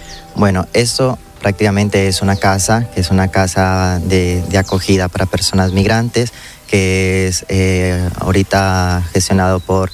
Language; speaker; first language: Spanish; native; Spanish